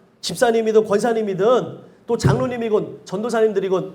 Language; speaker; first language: Korean; native; Korean